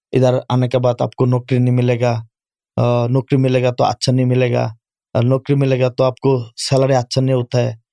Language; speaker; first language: Urdu; non-native, learner; Bangla